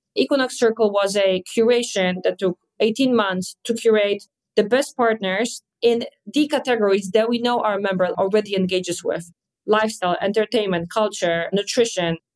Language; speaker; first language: English; non-native, fluent; Polish